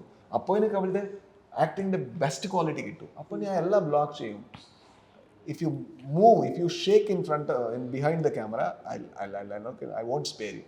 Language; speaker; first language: Malayalam; non-native, learner; Kannada